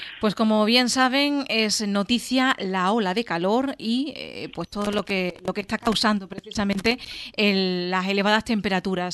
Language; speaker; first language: Spanish; native; Spanish